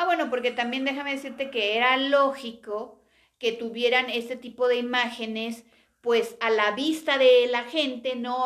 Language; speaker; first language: Spanish; native; Spanish